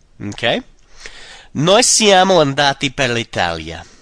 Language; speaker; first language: Italian; non-native, fluent; English